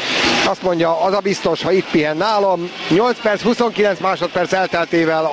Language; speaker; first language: Hungarian; native; Hungarian